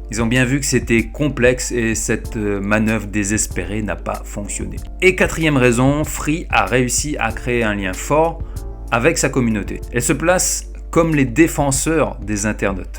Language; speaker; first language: French; native; French